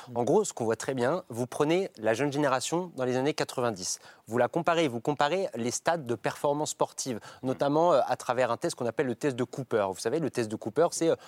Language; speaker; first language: French; native; French